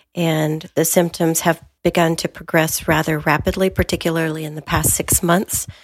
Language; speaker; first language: English; native; English